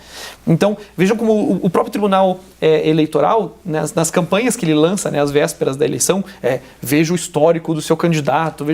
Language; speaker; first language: Portuguese; native; Portuguese